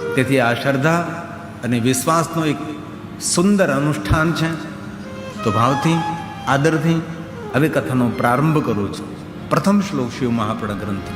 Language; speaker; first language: Gujarati; native; Gujarati